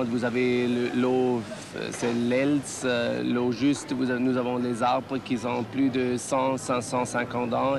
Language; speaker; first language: French; non-native, fluent; German